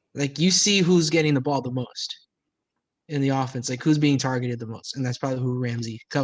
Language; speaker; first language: English; native; English